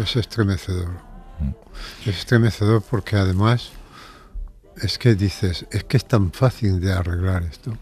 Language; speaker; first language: Spanish; native; Spanish